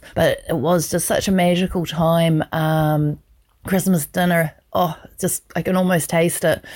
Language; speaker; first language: English; native; English